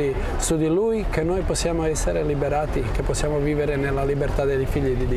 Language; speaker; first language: Italian; non-native, fluent; Croatian